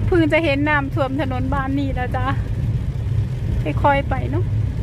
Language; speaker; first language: Thai; native; Thai